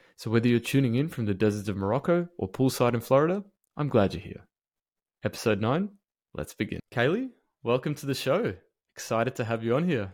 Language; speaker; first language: English; native; English